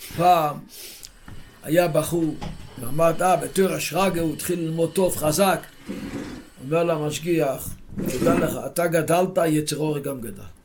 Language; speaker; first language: Hebrew; non-native, local second language; Yiddish